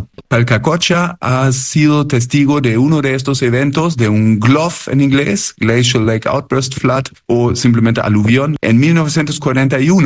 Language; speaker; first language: Spanish; native; Spanish